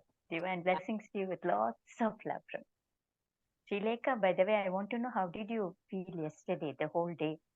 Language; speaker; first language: English; non-native, local second language; Telugu